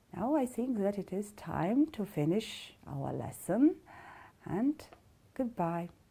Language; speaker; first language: English; non-native, fluent; Georgian